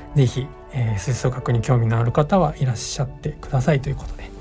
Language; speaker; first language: Japanese; native; Japanese